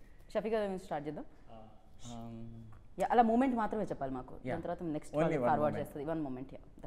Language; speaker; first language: Telugu; native; Telugu